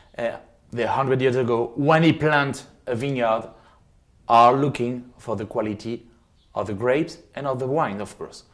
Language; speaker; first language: English; non-native, fluent; French